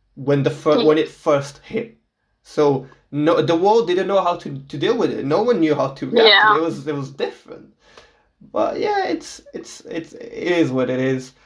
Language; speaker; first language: English; non-native, fluent; Portuguese